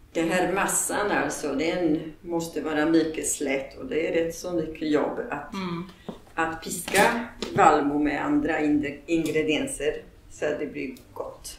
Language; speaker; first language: Swedish; non-native, fluent; Polish